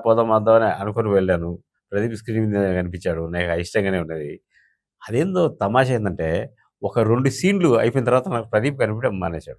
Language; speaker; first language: Telugu; native; Telugu